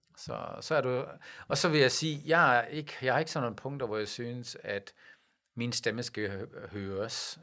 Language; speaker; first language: Danish; non-native, fluent; German